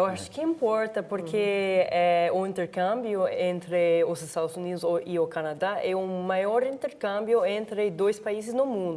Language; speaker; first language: Portuguese; non-native, fluent; English